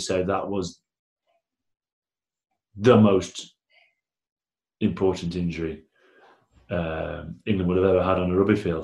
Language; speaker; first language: English; native; English